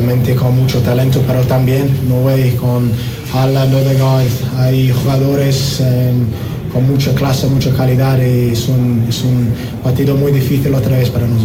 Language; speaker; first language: Spanish; non-native, learner; English